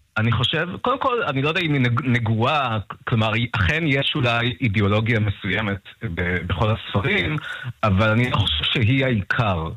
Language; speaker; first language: Hebrew; early bilingual, other home language; Russian